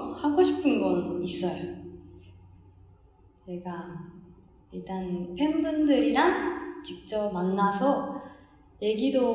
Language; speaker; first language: Korean; non-native, fluent; Japanese